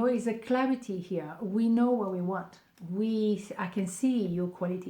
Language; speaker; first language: English; non-native, fluent; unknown